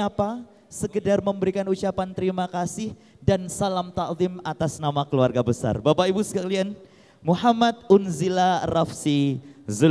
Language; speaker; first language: Indonesian; native; Indonesian